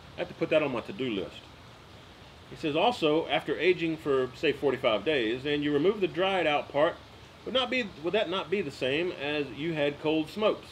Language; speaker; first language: English; native; English